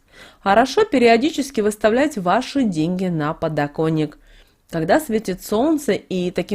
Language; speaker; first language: Russian; native; Russian